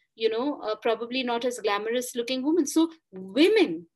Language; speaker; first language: English; non-native, local second language; Bangla